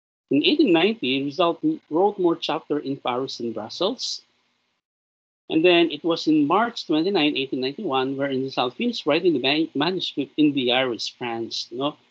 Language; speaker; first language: English; non-native, local second language; Filipino